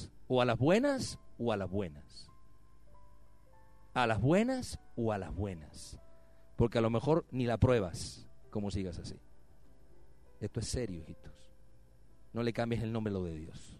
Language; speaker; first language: Spanish; native; Spanish